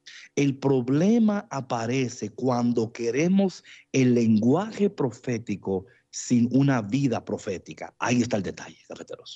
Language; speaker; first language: Spanish; native; Spanish